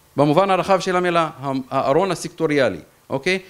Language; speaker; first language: Hebrew; native; Hebrew